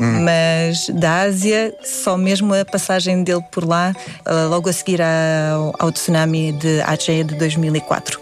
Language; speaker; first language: Portuguese; early bilingual, other home language; Indonesian